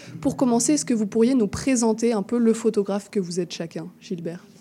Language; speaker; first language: French; native; French